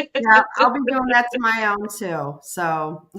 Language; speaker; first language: English; native; English